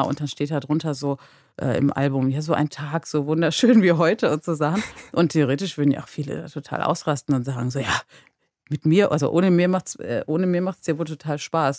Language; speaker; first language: German; native; German